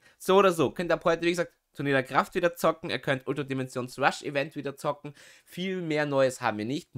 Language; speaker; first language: German; native; German